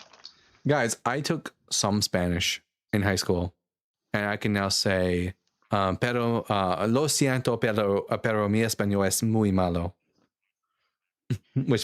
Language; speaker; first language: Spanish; non-native, learner; English